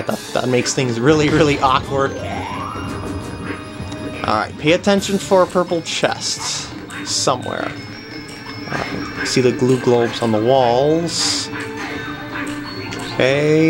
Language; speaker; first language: English; native; English